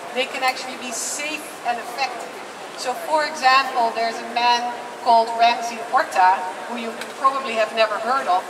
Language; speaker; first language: English; non-native, fluent; Dutch